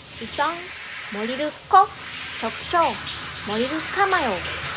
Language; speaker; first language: Korean; non-native, learner; Japanese